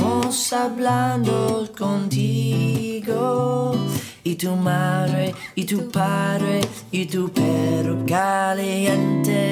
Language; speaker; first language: Spanish; non-native, learner; English